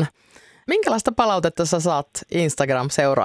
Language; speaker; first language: Finnish; native; Finnish